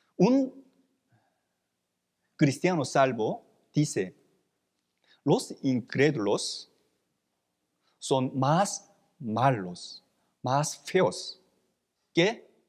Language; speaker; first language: Spanish; non-native, fluent; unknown